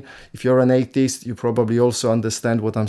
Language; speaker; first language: English; non-native, fluent; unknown